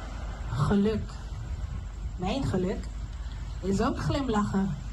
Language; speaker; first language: Dutch; non-native, local second language; Papiamento